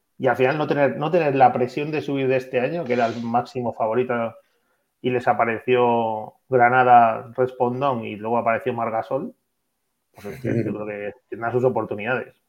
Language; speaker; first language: Spanish; native; Spanish